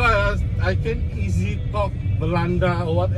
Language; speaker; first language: English; non-native, local second language; Malay